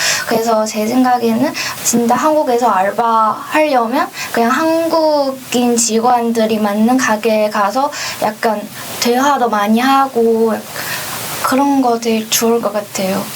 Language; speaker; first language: Korean; non-native, fluent; Chinese